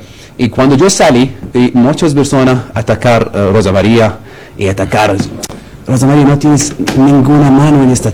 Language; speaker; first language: Spanish; non-native, learner; Arabic